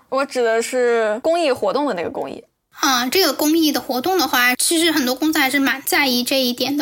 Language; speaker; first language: Chinese; native; Chinese